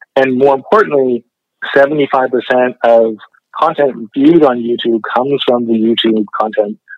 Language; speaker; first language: English; native; English